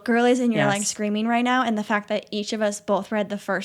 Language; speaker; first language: English; native; English